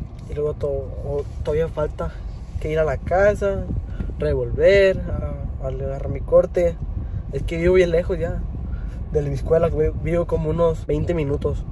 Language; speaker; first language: Spanish; early bilingual, heritage; Spanish